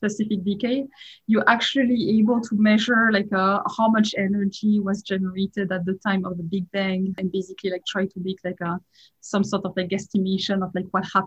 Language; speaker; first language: English; non-native, fluent; French